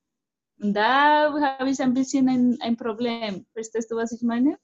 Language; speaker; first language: German; non-native, fluent; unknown